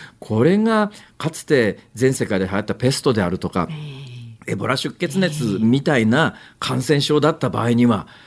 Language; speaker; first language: Japanese; native; Japanese